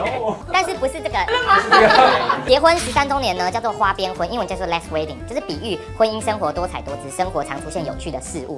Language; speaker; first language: Chinese; native; Chinese